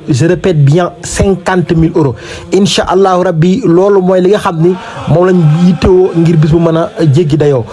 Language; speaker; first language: Wolof; native; Wolof